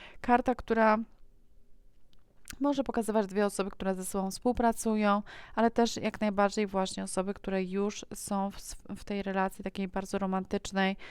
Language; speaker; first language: Polish; native; Polish